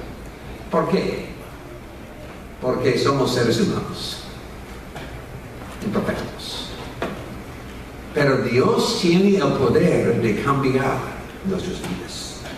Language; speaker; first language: Spanish; non-native, fluent; English